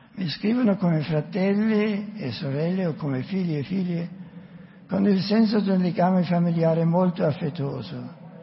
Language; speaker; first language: Italian; non-native, fluent; German